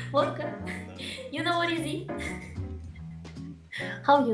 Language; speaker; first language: English; non-native, learner; Russian